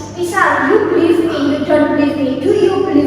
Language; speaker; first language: English; non-native, learner; Indonesian